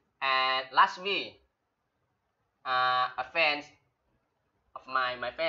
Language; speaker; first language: English; non-native, learner; Chinese